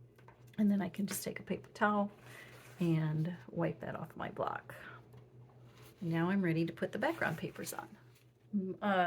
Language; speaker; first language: English; native; English